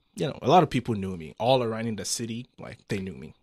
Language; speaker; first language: English; non-native, local second language; Akan